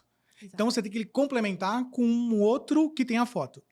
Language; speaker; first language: Portuguese; native; Portuguese